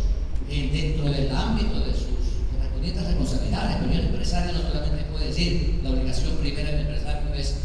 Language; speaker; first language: Spanish; native; Spanish